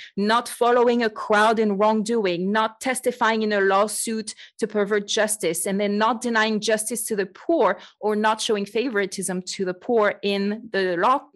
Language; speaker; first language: English; non-native, fluent; French